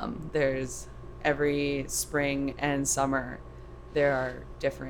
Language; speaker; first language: English; native; English